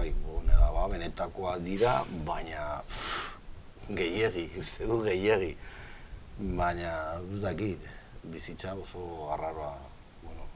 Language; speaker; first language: Basque; non-native, local second language; Spanish